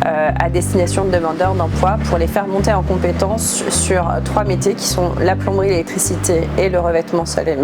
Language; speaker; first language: French; native; French